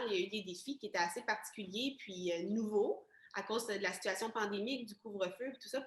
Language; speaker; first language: French; native; French